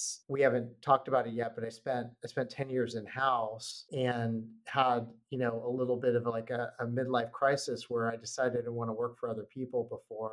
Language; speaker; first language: English; native; English